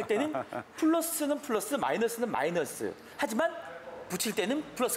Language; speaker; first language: Korean; native; Korean